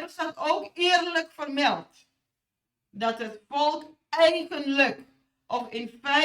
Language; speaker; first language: Dutch; non-native, fluent; Indonesian